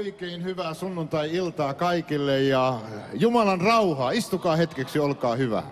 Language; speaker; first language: Finnish; native; Finnish